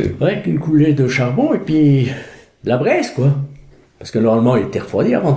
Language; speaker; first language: French; native; French